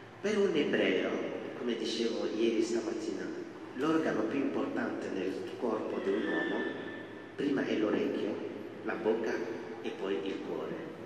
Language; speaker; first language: Italian; non-native, fluent; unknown